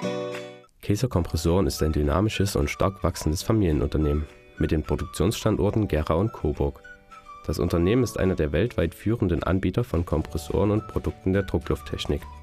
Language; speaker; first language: German; native; German